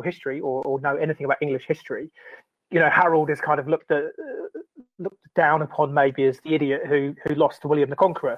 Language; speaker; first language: English; native; English